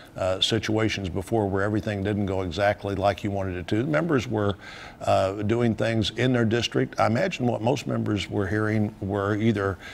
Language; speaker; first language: English; native; English